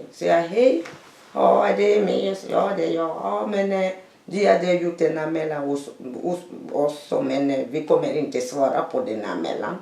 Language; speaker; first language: Swedish; non-native, learner; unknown